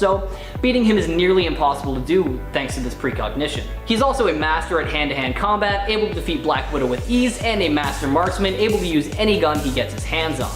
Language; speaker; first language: English; native; English